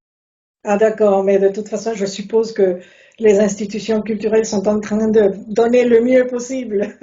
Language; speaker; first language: French; non-native, fluent; Spanish